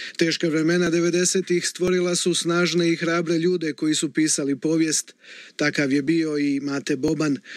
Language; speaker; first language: Croatian; native; Croatian